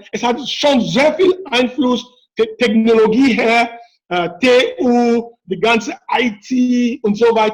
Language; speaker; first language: German; non-native, fluent; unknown